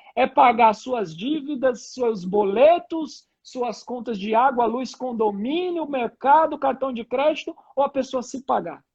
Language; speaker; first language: Portuguese; native; Portuguese